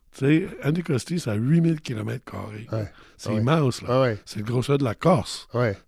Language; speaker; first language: French; native; French